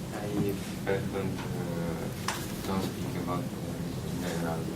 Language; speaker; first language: English; non-native, learner; Italian